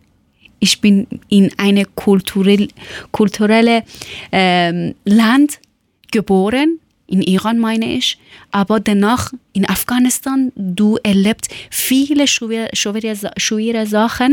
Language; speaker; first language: German; non-native, learner; Persian